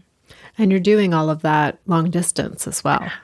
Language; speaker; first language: English; native; English